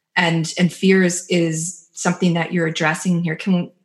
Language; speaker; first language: English; native; English